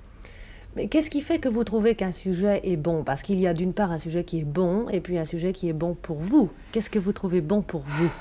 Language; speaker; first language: French; native; French